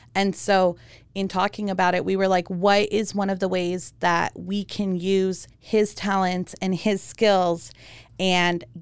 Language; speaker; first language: English; early bilingual, heritage; German